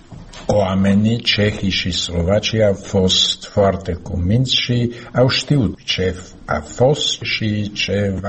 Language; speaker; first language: Romanian; non-native, fluent; Slovak